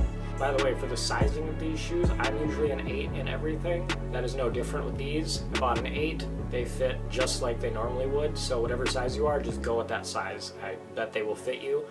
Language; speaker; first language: English; native; English